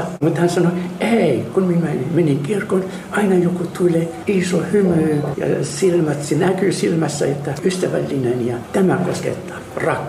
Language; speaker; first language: Finnish; non-native, learner; Arabic